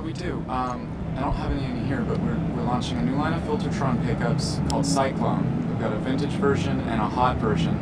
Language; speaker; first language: English; native; English